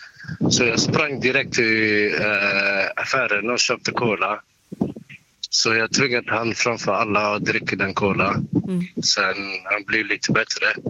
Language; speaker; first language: Swedish; non-native, fluent; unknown